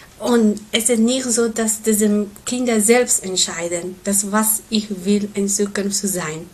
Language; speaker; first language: German; non-native, learner; Persian